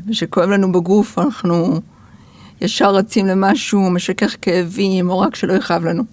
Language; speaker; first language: Hebrew; early bilingual, other home language; English